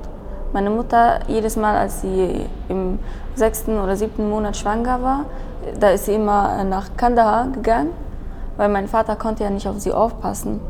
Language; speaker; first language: German; early bilingual, other home language; Persian